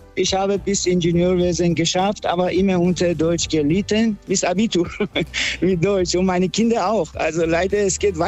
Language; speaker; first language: German; non-native, fluent; Persian